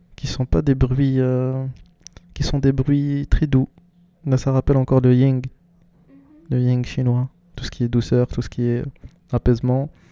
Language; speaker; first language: French; non-native, local second language; Arabic